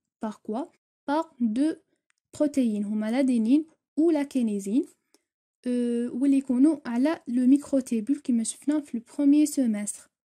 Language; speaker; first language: French; non-native, local second language; Arabic